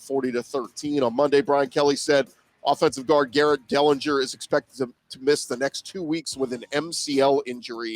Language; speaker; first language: English; native; English